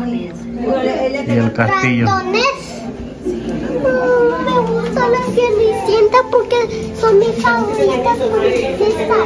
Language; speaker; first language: Spanish; early bilingual, other home language; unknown